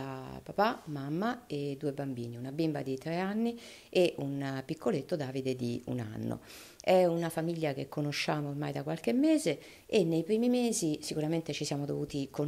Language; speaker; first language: Italian; native; Italian